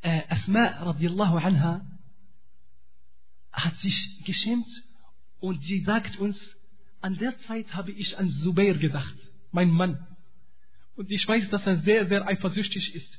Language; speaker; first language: German; non-native, fluent; Arabic